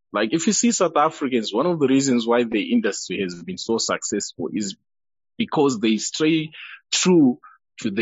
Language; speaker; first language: English; non-native, local second language; Shona